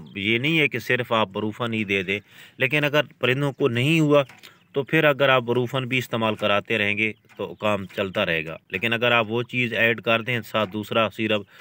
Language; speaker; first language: Urdu; non-native, local second language; Punjabi